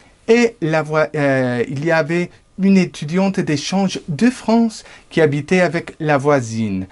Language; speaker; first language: French; non-native, fluent; English